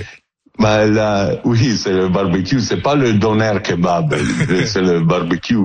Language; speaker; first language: French; non-native, learner; Italian